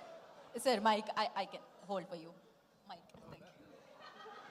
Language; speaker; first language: Telugu; native; Telugu